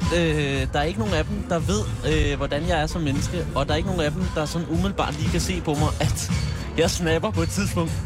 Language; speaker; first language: Danish; native; Danish